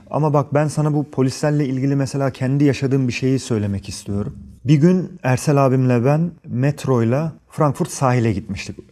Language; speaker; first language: Turkish; early bilingual, heritage; Turkish